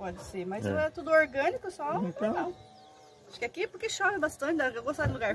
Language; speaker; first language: Portuguese; native; Portuguese